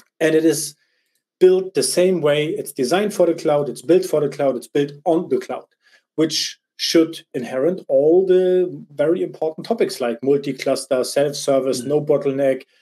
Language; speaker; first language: English; non-native, fluent; German